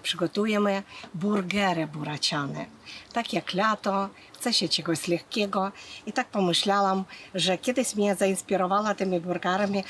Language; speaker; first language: Polish; non-native, fluent; Ukrainian